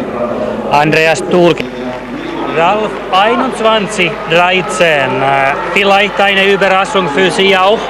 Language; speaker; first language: German; non-native, learner; Finnish